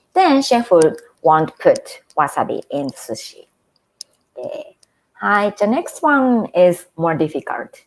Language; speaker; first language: English; non-native, fluent; Japanese